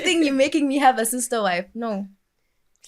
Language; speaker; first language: English; non-native, local second language; Swati